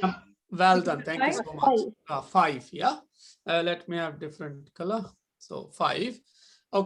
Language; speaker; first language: English; non-native, local second language; Arabic